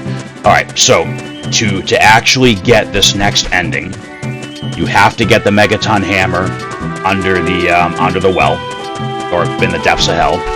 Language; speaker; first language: English; native; English